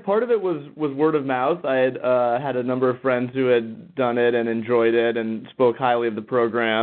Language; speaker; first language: English; native; English